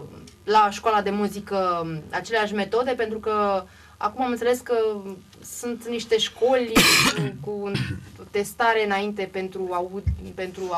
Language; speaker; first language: Romanian; native; Romanian